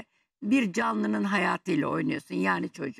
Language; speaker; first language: Turkish; native; Turkish